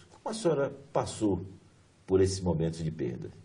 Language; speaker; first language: Portuguese; native; Portuguese